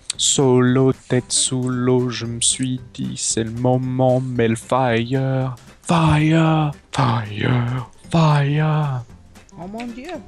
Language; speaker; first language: French; non-native, learner; English